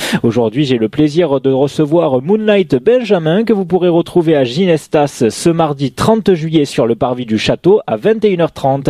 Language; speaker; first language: French; native; French